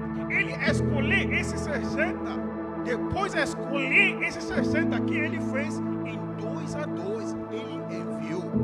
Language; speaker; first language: Portuguese; non-native, learner; Yoruba